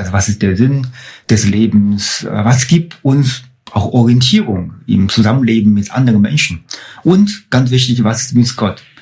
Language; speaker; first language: German; non-native, fluent; Chinese